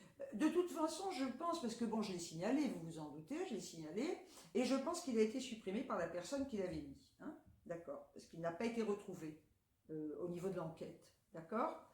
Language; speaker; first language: French; native; French